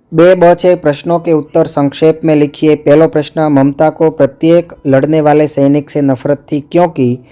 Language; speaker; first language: Hindi; non-native, local second language; Gujarati